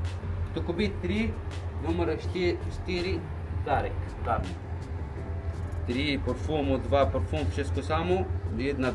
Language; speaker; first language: Polish; non-native, learner; Arabic